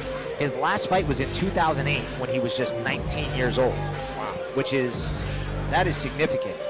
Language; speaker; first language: English; native; English